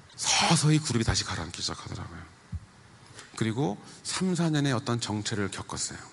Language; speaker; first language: Korean; native; Korean